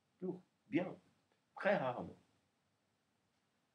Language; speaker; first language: French; non-native, learner; Portuguese